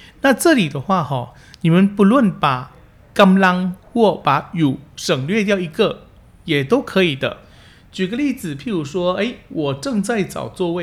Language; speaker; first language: Chinese; early bilingual, heritage; Chinese